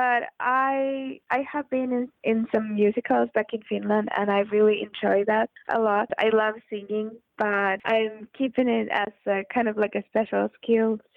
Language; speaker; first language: English; non-native, fluent; Finnish